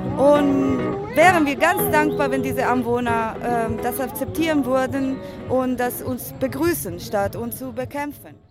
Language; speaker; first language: German; non-native, fluent; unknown